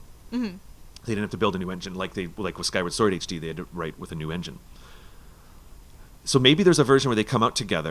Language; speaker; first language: English; native; English